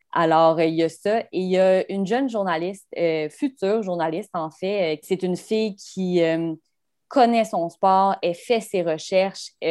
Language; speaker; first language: French; native; French